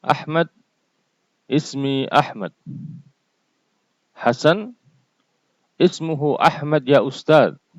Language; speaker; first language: Arabic; non-native, fluent; Indonesian